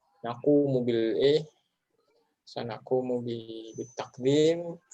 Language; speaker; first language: Arabic; non-native, fluent; Indonesian